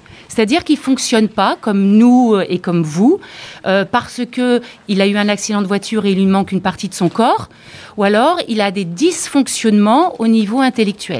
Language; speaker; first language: French; native; French